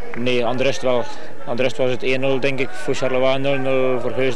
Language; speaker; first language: Dutch; native; Dutch